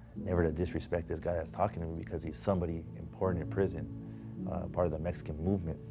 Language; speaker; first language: English; native; English